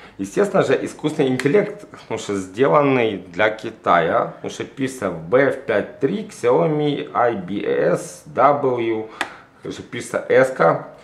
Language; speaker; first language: Russian; native; Russian